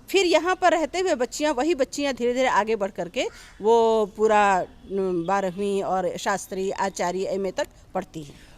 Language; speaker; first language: Hindi; native; Hindi